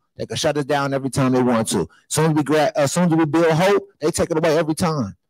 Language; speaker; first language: English; native; English